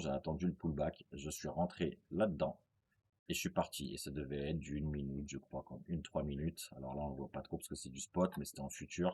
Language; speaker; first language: French; native; French